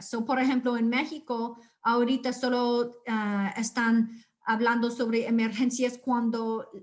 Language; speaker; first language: Spanish; non-native, fluent; English